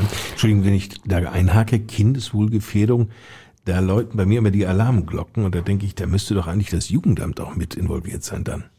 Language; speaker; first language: German; native; German